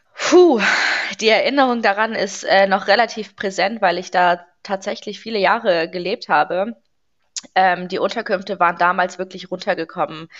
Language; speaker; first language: German; early bilingual, other home language; Persian